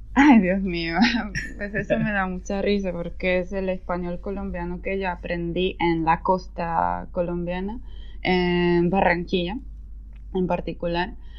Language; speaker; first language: Spanish; non-native, fluent; Polish